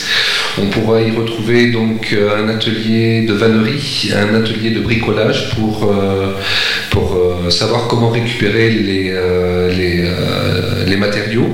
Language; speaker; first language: French; native; French